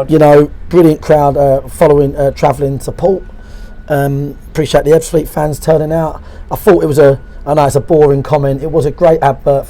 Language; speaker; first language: English; native; English